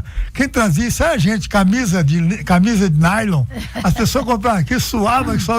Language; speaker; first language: Portuguese; native; Portuguese